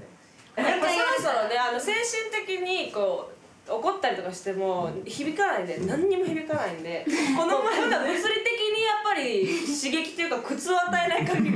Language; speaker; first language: Japanese; native; Japanese